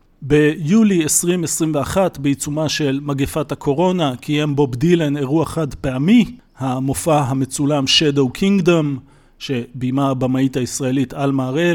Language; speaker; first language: Hebrew; native; Hebrew